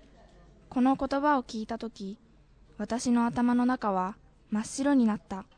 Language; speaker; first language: Japanese; native; Japanese